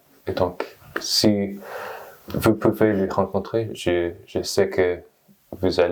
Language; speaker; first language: French; non-native, learner; English